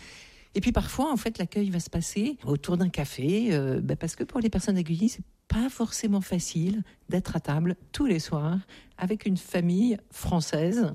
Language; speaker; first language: French; native; French